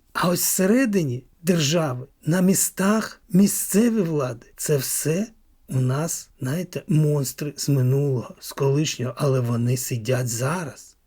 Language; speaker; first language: Ukrainian; native; Ukrainian